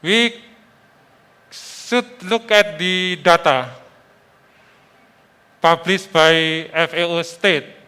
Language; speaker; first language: English; non-native, fluent; Indonesian